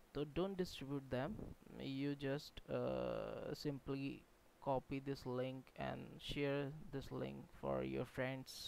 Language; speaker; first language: English; non-native, local second language; Hindi